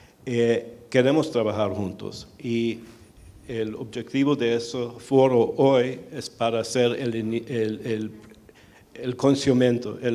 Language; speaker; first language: Spanish; early bilingual, heritage; Spanish